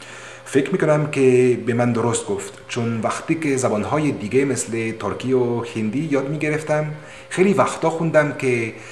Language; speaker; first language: Persian; non-native, learner; French